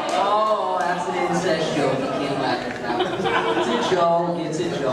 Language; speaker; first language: English; native; English